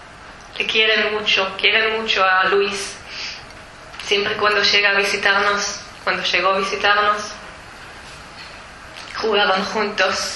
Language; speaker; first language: Spanish; early bilingual, heritage; Spanish